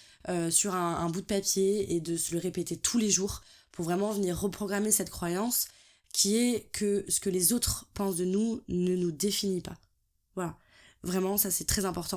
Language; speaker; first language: French; native; French